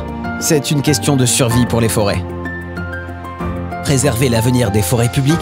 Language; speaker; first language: French; native; French